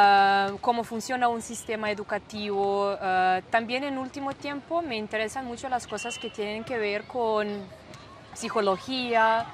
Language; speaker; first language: Spanish; non-native, fluent; Serbian